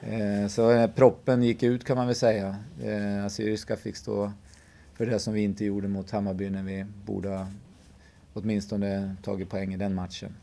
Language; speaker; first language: Swedish; native; Swedish